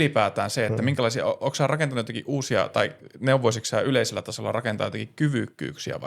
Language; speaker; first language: Finnish; native; Finnish